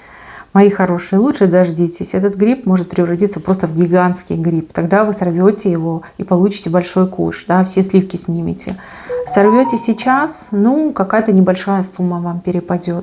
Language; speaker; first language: Russian; native; Russian